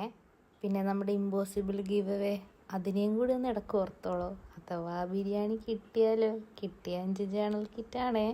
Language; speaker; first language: Malayalam; native; Malayalam